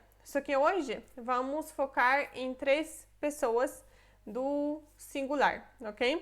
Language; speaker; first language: Portuguese; non-native, fluent; Polish